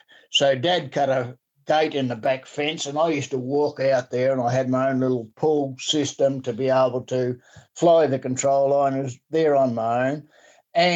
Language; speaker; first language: English; native; English